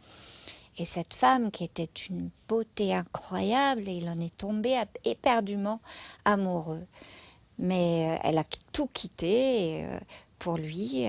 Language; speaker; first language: French; non-native, fluent; German